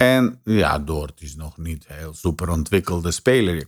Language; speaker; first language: Dutch; non-native, fluent; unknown